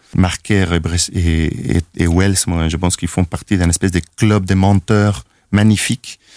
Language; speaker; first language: French; non-native, fluent; Spanish